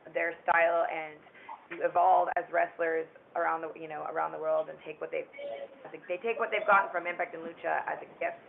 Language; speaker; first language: English; native; English